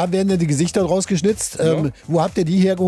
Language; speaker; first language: German; native; German